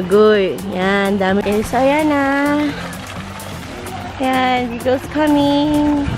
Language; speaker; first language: Filipino; non-native, local second language; Cebuano